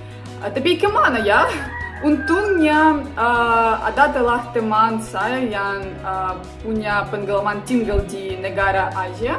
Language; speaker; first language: Indonesian; non-native, learner; Ukrainian